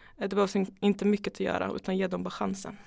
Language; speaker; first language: Swedish; non-native, fluent; Persian